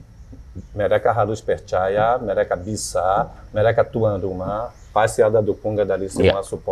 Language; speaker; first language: Indonesian; non-native, fluent; Portuguese